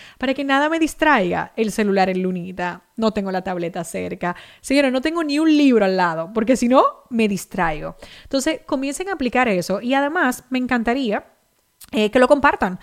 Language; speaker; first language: Spanish; native; Spanish